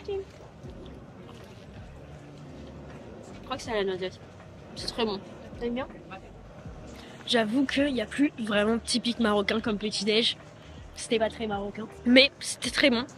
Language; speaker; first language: French; native; French